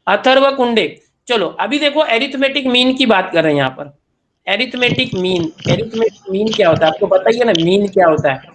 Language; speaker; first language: Hindi; non-native, local second language; Marathi